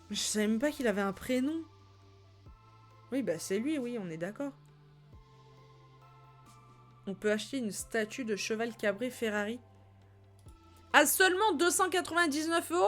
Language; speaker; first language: French; native; French